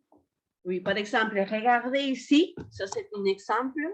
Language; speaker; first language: French; non-native, fluent; Spanish